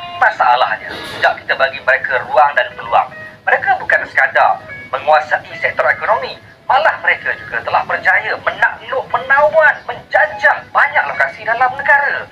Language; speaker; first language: Malay; native; Malay